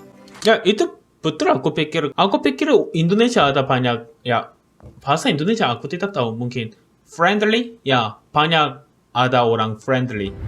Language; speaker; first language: Indonesian; non-native, learner; Korean